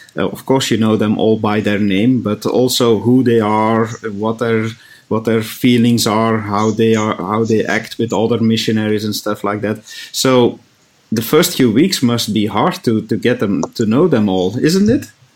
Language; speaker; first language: English; non-native, fluent; Dutch